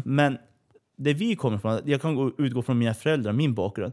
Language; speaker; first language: Swedish; early bilingual, other home language; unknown